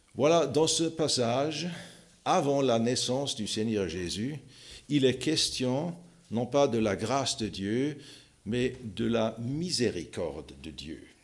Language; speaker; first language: French; non-native, fluent; German